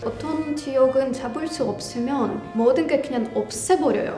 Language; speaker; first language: Korean; non-native, fluent; Ukrainian